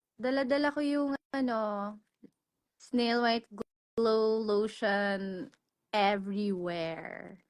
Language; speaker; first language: Filipino; native; Filipino